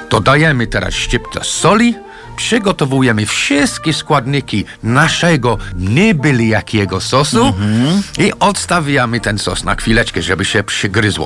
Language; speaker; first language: Polish; non-native, learner; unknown